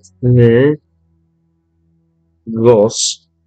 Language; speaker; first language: Russian; non-native, learner; English